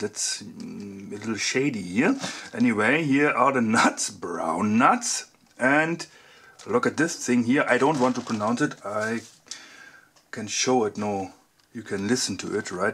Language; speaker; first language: English; non-native, fluent; German